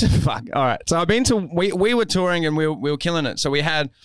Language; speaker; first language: English; native; English